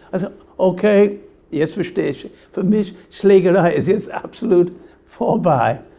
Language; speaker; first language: German; non-native, fluent; English